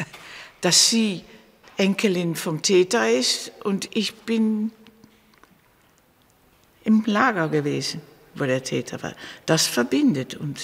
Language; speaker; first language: German; early bilingual, heritage; German